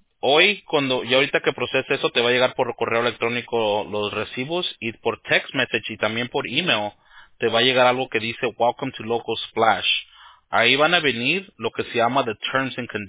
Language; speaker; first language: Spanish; early bilingual, heritage; Spanish